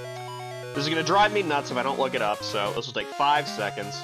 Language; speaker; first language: English; native; English